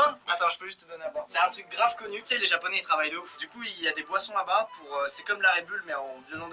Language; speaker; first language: French; native; French